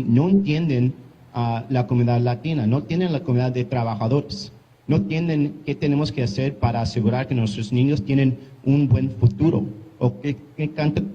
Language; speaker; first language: Spanish; early bilingual, heritage; English